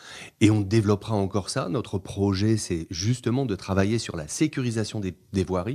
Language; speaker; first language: French; native; French